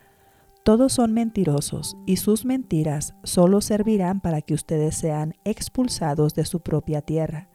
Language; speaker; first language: Spanish; native; Spanish